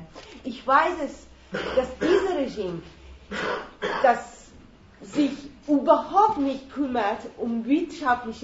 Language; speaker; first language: German; non-native, fluent; Persian